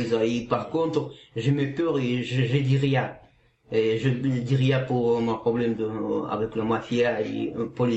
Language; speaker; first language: French; non-native, learner; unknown